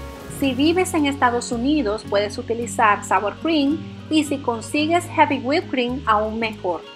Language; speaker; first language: Spanish; native; Spanish